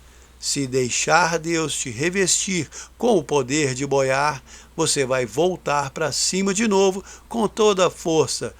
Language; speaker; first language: Portuguese; native; Portuguese